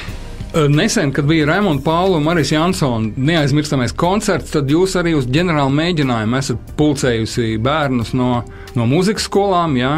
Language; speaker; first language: Latvian; native; Latvian